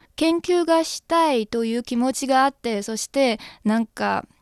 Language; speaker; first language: Japanese; non-native, fluent; Chinese